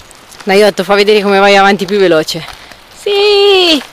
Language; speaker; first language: Italian; native; Italian